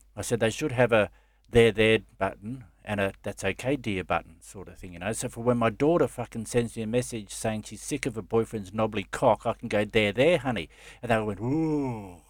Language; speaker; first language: English; native; English